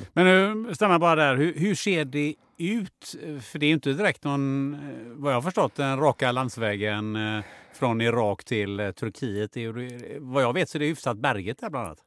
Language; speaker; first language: Swedish; native; Swedish